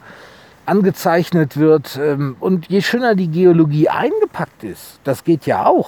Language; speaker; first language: German; native; German